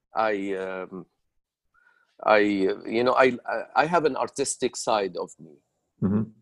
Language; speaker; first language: English; non-native, fluent; Arabic